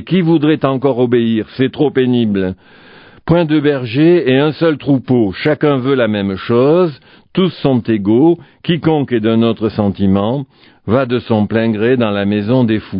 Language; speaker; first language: French; native; French